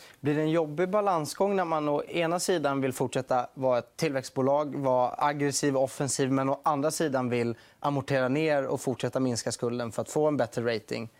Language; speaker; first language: Swedish; native; Swedish